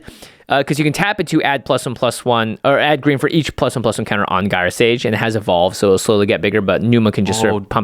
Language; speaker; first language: English; native; English